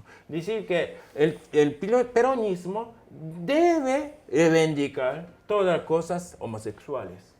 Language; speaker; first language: Spanish; non-native, fluent; Japanese